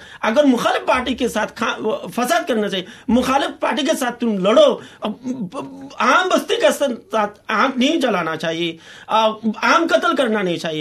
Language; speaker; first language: Hindi; non-native, fluent; Rohingya